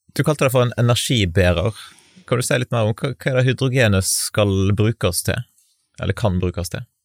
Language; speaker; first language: Norwegian; native; Norwegian